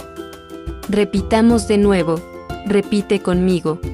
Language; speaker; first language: Spanish; native; Spanish